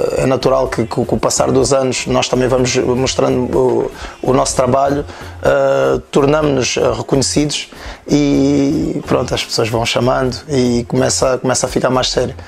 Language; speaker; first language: Portuguese; native; Portuguese